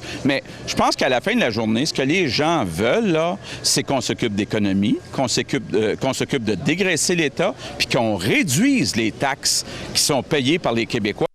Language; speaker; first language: French; native; French